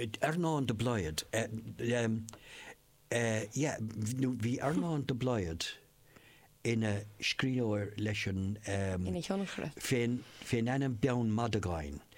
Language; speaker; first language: Irish; non-native, local second language; English